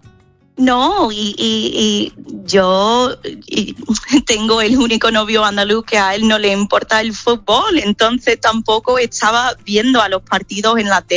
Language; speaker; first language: Spanish; non-native, fluent; English